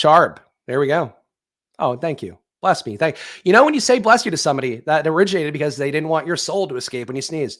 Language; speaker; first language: English; native; English